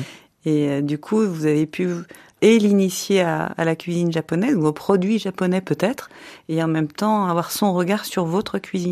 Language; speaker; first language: French; native; French